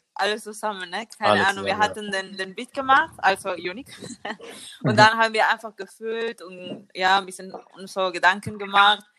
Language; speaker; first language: German; non-native, learner; Spanish